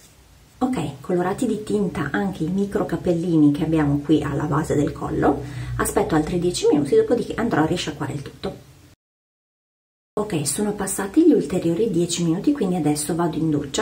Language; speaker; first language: Italian; native; Italian